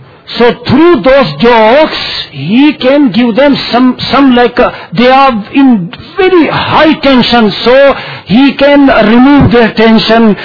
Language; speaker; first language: English; non-native, local second language; Urdu